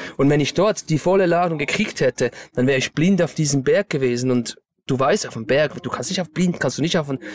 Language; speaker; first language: German; native; German